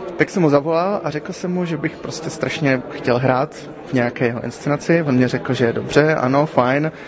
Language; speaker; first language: Czech; early bilingual, heritage; Czech